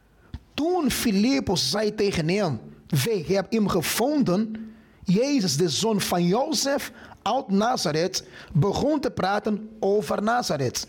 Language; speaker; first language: Dutch; non-native, fluent; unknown